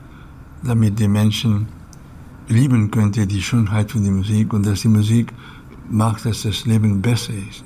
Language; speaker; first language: German; non-native, learner; Catalan